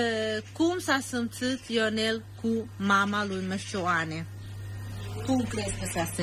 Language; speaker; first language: Romanian; non-native, fluent; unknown